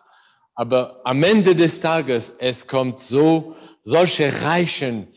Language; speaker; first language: German; non-native, learner; English